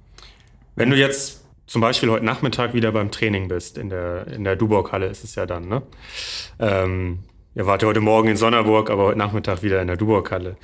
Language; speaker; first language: German; native; German